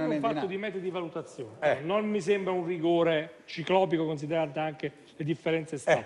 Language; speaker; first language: Italian; native; Italian